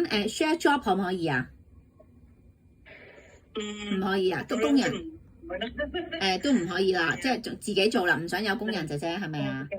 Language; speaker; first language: Cantonese; native; Cantonese